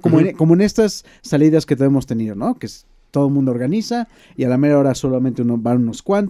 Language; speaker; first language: Spanish; native; Spanish